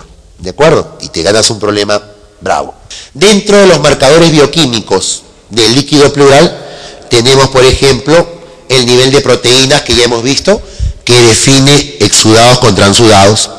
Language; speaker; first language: Spanish; native; Spanish